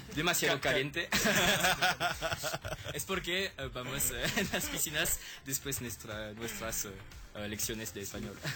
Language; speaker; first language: Spanish; non-native, learner; French